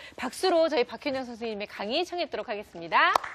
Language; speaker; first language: Korean; native; Korean